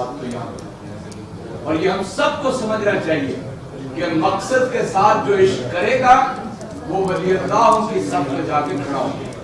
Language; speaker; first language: Urdu; native; Urdu